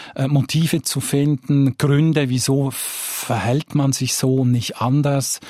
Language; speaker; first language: German; native; German